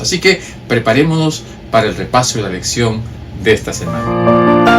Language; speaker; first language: Spanish; native; Spanish